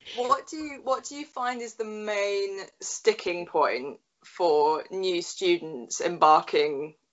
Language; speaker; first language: English; native; English